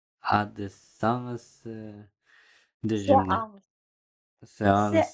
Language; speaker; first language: French; non-native, learner; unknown